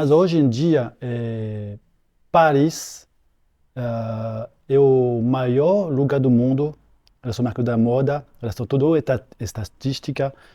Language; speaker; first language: Portuguese; non-native, fluent; French